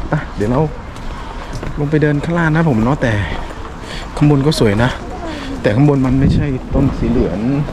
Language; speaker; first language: Thai; native; Thai